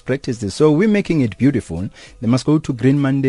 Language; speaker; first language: English; non-native, local second language; Xhosa